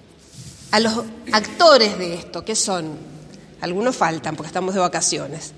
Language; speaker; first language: Spanish; native; Spanish